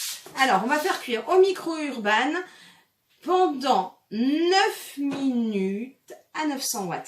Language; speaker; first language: French; native; French